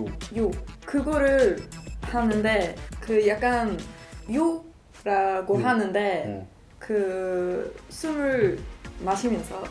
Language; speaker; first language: Korean; non-native, learner; Swedish